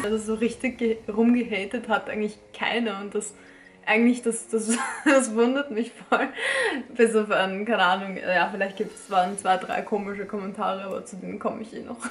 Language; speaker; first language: German; native; German